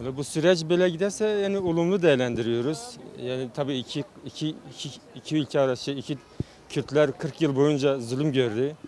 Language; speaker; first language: Turkish; non-native, local second language; Kurdish